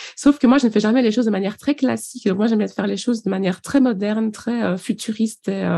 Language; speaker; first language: French; native; French